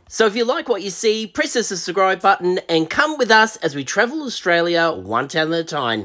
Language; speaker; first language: English; native; English